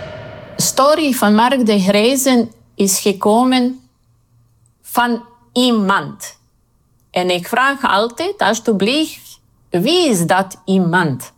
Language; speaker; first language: Dutch; non-native, learner; Croatian